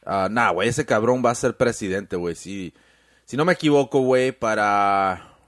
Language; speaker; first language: Spanish; early bilingual, heritage; Spanish